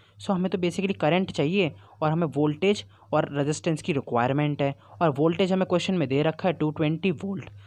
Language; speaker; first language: Hindi; native; Hindi